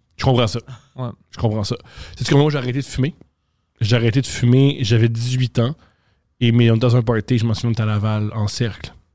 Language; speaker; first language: French; native; French